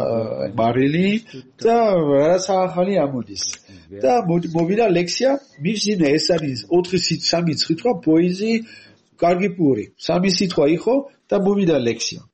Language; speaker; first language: Georgian; non-native, learner; French